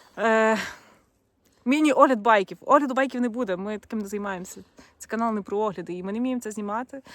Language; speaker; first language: Ukrainian; native; Ukrainian